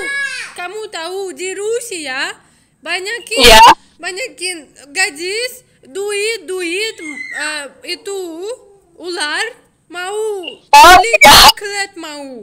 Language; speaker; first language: Indonesian; non-native, learner; Russian